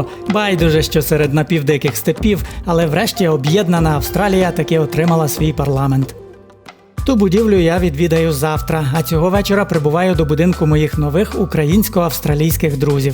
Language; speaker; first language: Ukrainian; native; Ukrainian